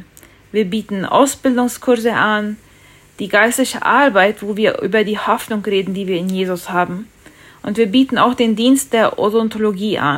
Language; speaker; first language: German; non-native, fluent; Spanish